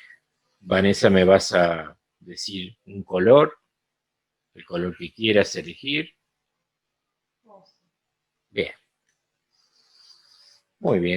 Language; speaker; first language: Spanish; native; Spanish